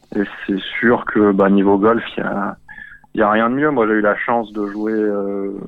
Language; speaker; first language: French; native; French